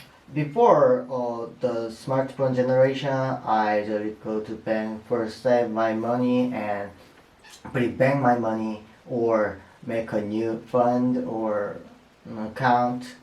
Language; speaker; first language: English; non-native, learner; Korean